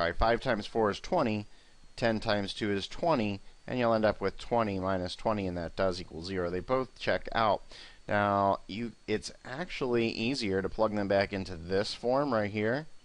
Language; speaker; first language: English; native; English